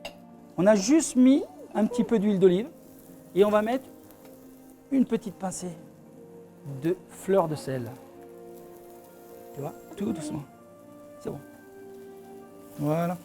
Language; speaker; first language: French; native; French